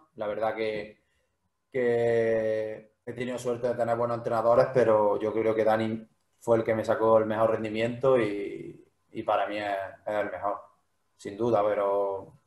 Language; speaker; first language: Spanish; native; Spanish